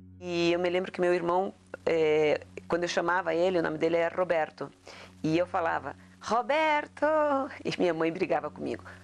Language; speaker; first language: Portuguese; early bilingual, other home language; Spanish